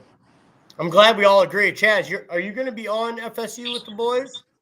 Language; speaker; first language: English; native; English